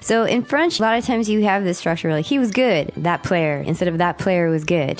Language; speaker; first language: English; native; English